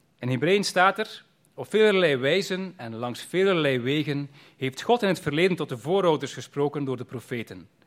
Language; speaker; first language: Dutch; native; Dutch